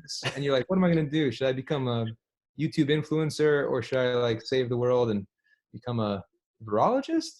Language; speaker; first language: English; native; English